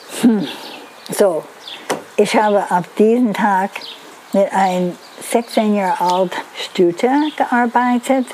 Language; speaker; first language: German; non-native, learner; Dutch